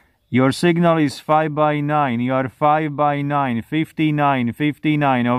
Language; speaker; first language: English; non-native, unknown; Slovak